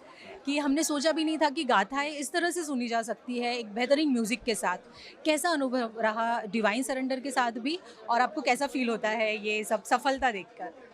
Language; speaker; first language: Hindi; native; Hindi